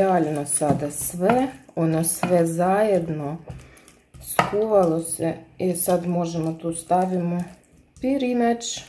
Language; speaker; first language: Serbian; non-native, learner; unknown